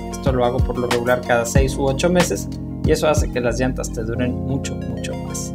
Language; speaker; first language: Spanish; native; Spanish